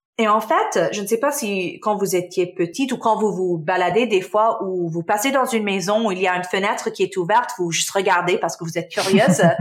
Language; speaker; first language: French; non-native, local second language; Arabic